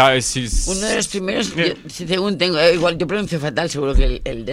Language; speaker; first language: Spanish; native; Spanish